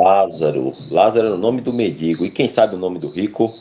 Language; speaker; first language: Portuguese; native; Portuguese